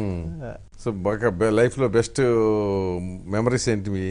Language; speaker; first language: Telugu; native; Telugu